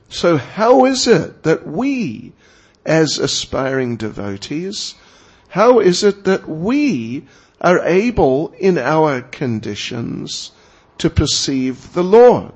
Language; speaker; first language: English; native; English